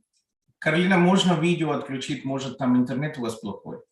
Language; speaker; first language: Russian; non-native, fluent; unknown